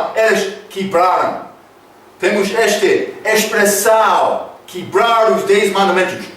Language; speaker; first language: Portuguese; non-native, fluent; English